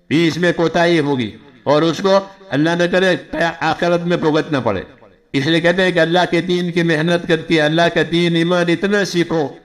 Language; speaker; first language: Urdu; non-native, local second language; Gujarati